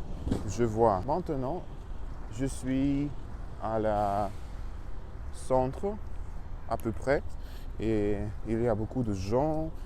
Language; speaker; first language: French; non-native, learner; Russian